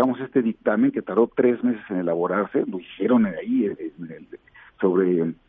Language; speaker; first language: Spanish; native; Spanish